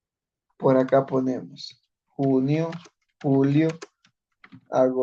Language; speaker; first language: Spanish; native; Spanish